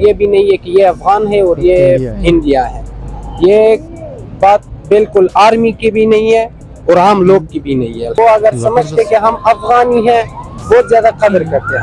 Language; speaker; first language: Hindi; non-native, local second language; Pashto